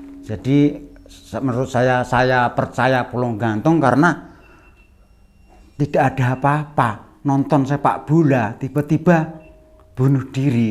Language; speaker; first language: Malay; non-native, local second language; Javanese